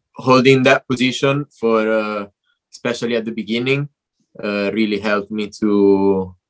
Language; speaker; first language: English; non-native, fluent; Italian